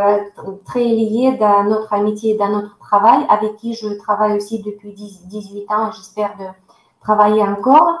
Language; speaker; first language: French; non-native, fluent; Russian